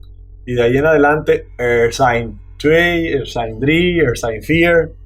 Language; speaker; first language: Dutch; non-native, learner; Spanish